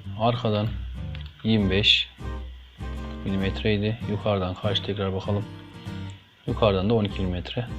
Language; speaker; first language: Turkish; native; Turkish